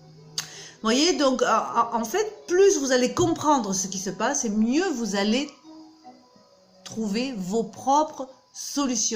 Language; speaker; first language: French; native; French